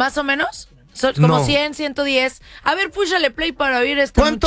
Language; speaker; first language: Spanish; native; Spanish